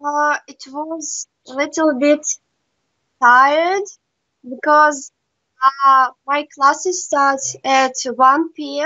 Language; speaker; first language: English; non-native, learner; Russian